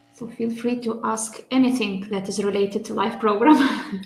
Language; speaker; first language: English; non-native, fluent; Lithuanian